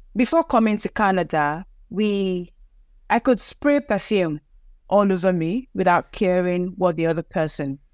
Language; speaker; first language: English; non-native, local second language; Yoruba